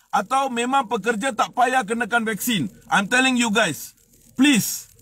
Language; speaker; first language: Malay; non-native, local second language; Tamil